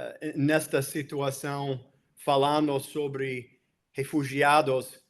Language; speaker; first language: Portuguese; non-native, fluent; English